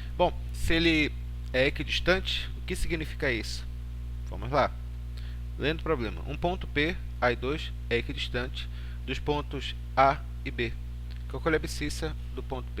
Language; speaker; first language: Portuguese; native; Portuguese